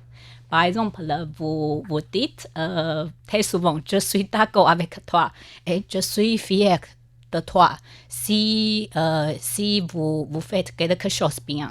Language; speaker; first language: French; non-native, learner; Chinese